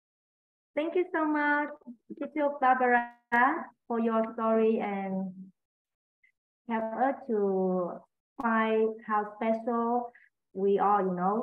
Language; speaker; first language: English; non-native, learner; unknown